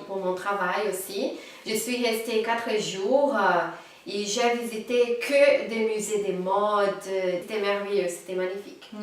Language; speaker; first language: French; non-native, fluent; Portuguese